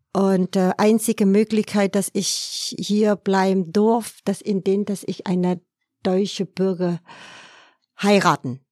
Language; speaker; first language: German; non-native, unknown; Vietnamese